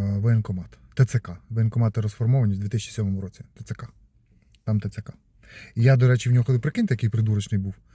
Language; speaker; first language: Ukrainian; non-native, local second language; Russian